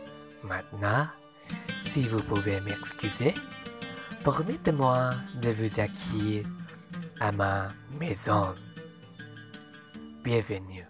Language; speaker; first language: French; non-native, learner; Malay